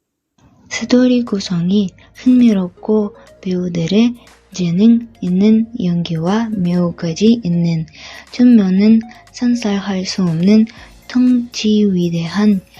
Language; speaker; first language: Korean; non-native, learner; Russian